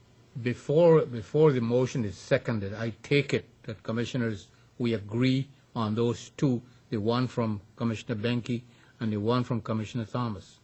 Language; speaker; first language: English; native; English